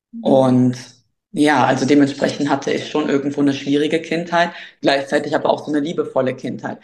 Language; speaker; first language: German; early bilingual, other home language; Albanian